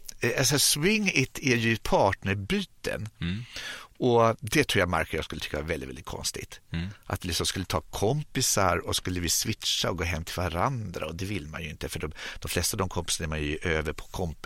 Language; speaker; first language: Swedish; native; Swedish